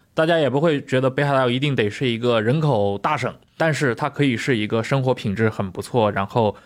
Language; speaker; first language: Chinese; native; Chinese